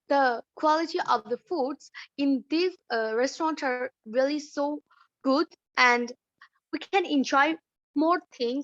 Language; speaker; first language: English; non-native, learner; Bangla